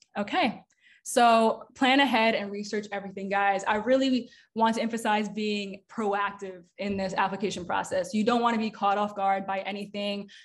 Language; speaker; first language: English; native; English